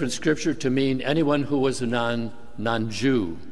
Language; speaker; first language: English; native; English